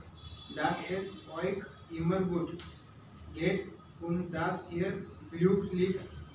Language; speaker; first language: German; non-native, learner; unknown